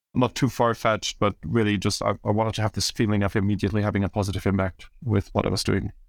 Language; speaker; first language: English; early bilingual, other home language; German